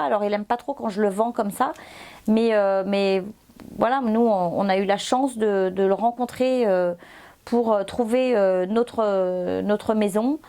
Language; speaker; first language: French; native; French